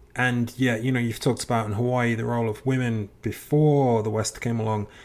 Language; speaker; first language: English; native; English